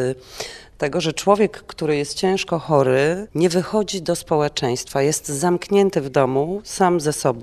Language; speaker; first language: Polish; native; Polish